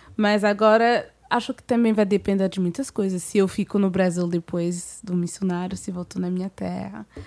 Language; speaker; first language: Portuguese; non-native, fluent; French